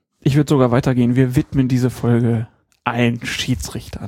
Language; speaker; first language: German; native; German